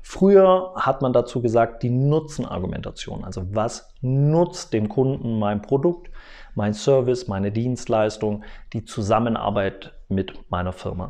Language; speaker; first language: German; native; German